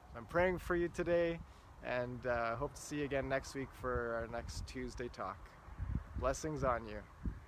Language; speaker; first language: English; native; English